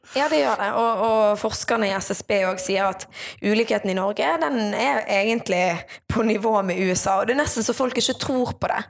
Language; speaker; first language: Norwegian; native; Norwegian